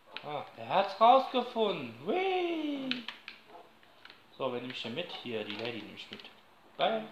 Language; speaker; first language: German; native; German